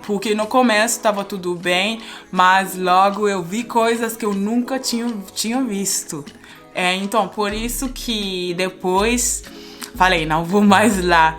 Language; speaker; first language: Portuguese; non-native, fluent; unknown